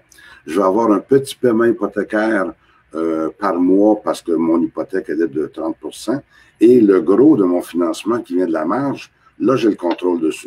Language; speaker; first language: French; native; French